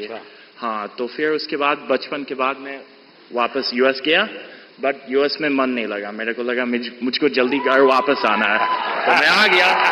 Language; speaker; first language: Hindi; early bilingual, heritage; Hindi